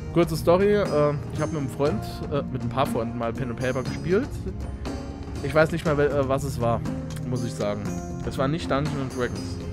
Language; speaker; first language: German; native; German